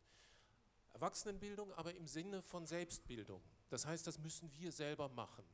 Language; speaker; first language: German; non-native, local second language; Luxembourgish